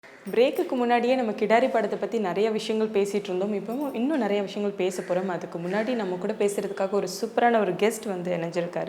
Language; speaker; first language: Tamil; native; Tamil